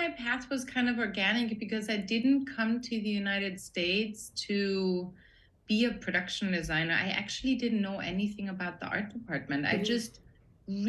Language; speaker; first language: English; non-native, fluent; German